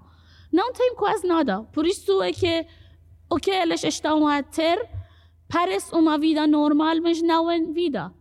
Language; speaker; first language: Portuguese; non-native, fluent; Persian